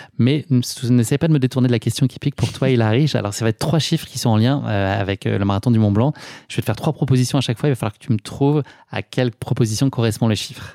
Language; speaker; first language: French; native; French